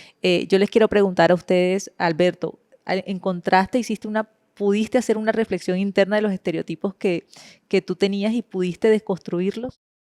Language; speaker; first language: Spanish; native; Spanish